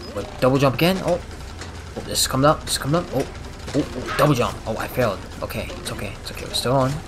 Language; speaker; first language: English; native; English